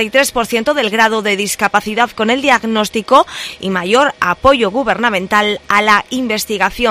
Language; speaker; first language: Spanish; native; Spanish